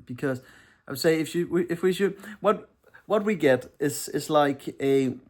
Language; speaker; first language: English; non-native, fluent; Danish